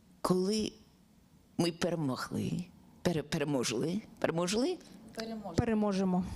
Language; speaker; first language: Ukrainian; non-native, learner; English